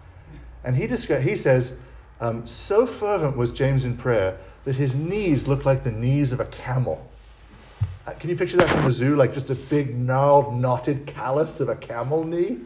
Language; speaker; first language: English; native; English